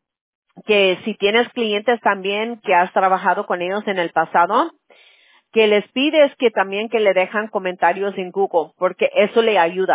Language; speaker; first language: Spanish; early bilingual, heritage; Spanish